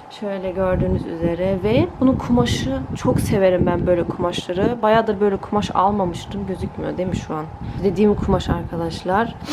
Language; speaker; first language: Turkish; early bilingual, heritage; Turkish